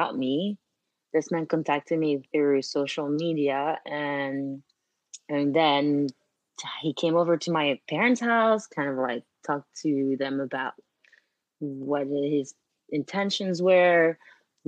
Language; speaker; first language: English; non-native, fluent; French